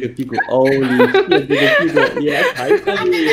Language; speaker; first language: Chinese; non-native, learner; Russian